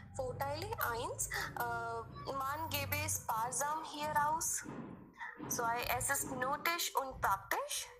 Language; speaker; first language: German; non-native, learner; Hindi